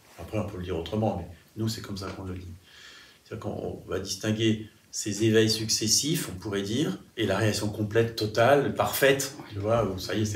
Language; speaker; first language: French; native; French